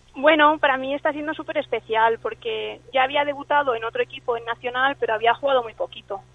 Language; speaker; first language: Spanish; early bilingual, other home language; English